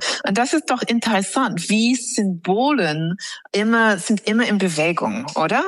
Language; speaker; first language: German; non-native, fluent; English